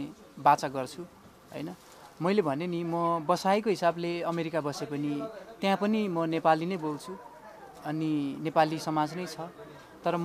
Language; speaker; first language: Nepali; early bilingual, heritage; Nepali